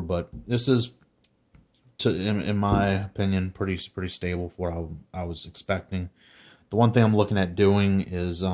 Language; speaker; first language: English; native; English